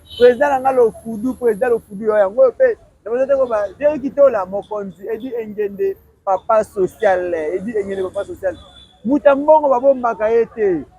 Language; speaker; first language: Lingala; native; Lingala